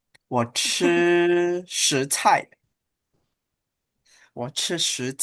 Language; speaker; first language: Chinese; non-native, fluent; Indonesian